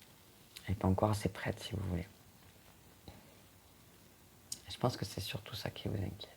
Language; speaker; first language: French; native; French